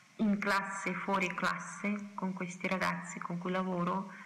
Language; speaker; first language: Italian; non-native, fluent; Kazakh